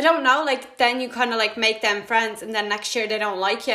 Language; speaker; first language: English; early bilingual, other home language; Latvian